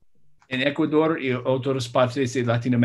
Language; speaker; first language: Spanish; non-native, learner; English